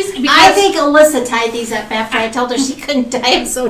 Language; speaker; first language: English; native; English